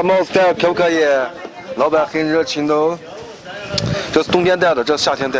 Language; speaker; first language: Chinese; native; Chinese